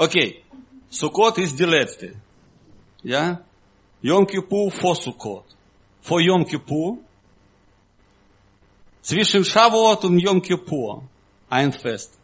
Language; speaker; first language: German; non-native, learner; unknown